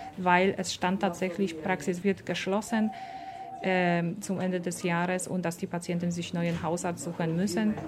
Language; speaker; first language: German; non-native, fluent; Polish